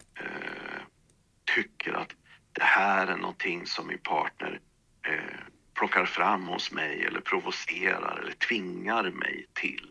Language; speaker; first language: Swedish; native; Swedish